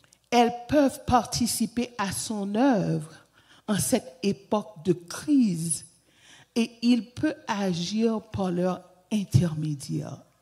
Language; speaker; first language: French; native; French